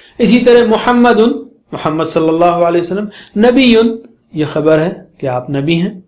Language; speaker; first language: Urdu; native; Urdu